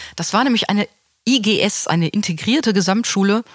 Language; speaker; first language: German; native; German